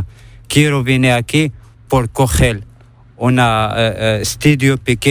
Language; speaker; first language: Spanish; non-native, learner; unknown